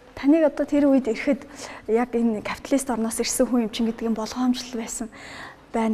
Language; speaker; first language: Mongolian; native; Mongolian